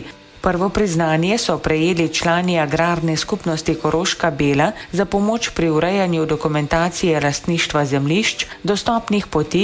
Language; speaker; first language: Slovenian; native; Slovenian